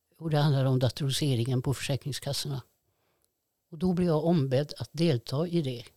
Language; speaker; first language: Swedish; native; Swedish